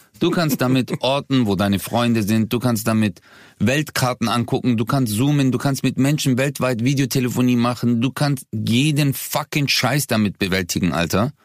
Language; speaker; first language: German; early bilingual, other home language; Turkish